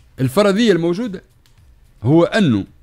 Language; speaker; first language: Arabic; native; Arabic